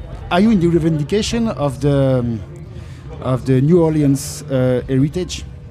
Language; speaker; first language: English; non-native, learner; French